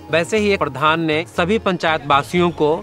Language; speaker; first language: Hindi; native; Hindi